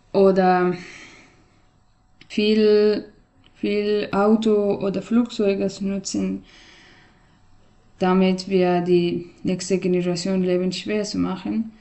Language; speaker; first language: German; non-native, learner; Persian